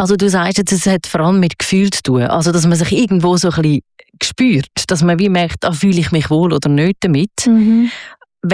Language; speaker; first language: German; native; German